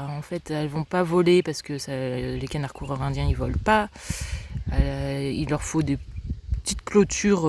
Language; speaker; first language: French; native; French